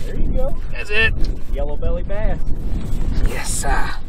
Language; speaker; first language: English; native; English